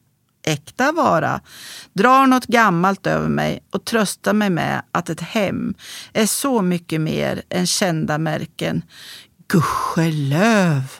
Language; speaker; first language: Swedish; native; Swedish